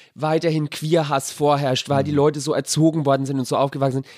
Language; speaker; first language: German; native; German